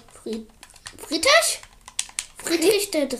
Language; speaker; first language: German; native; German